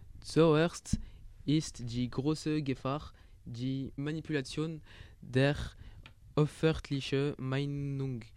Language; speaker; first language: German; non-native, learner; French